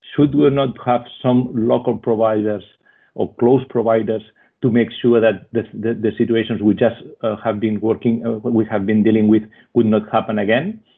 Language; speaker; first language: English; non-native, fluent; Spanish